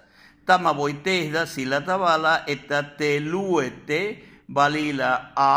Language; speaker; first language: Finnish; non-native, fluent; Spanish